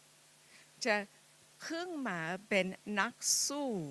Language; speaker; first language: Thai; non-native, fluent; English